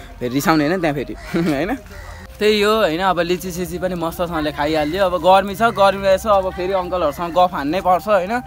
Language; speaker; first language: Nepali; native; Nepali